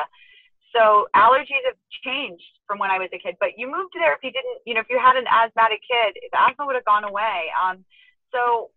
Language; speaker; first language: English; native; English